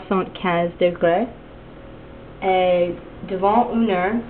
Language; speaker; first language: French; non-native, learner; English